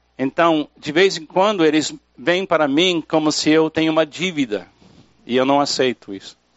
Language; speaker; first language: Portuguese; non-native, fluent; English